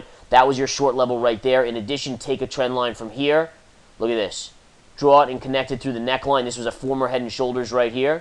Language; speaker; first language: English; native; English